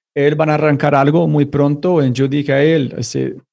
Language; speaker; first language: Spanish; non-native, fluent; English